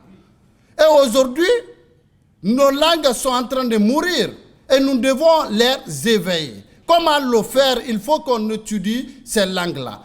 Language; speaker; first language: French; non-native, local second language; Mandingo